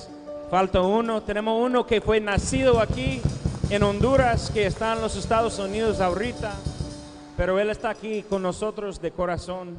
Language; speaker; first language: Spanish; non-native, fluent; English